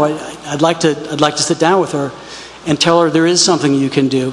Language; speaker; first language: English; native; English